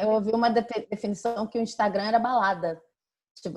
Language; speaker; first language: Portuguese; native; Portuguese